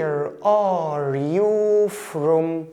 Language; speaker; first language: English; non-native, fluent; Arabic